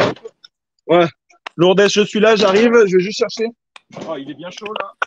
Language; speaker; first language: French; native; French